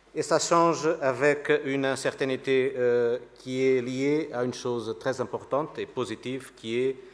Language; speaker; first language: French; non-native, fluent; Portuguese